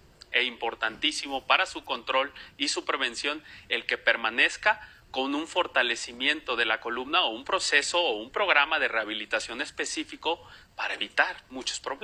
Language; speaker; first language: Spanish; native; Spanish